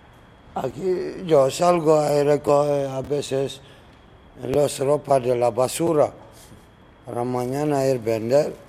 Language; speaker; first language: Spanish; non-native, learner; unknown